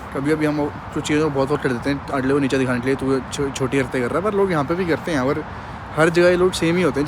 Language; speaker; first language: Hindi; native; Hindi